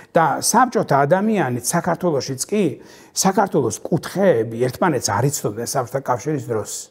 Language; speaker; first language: Georgian; non-native, local second language; Mingrelian